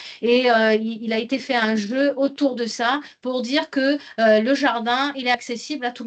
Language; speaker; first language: French; native; French